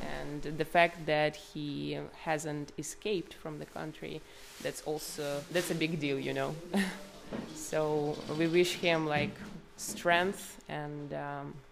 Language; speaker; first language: English; non-native, fluent; Ukrainian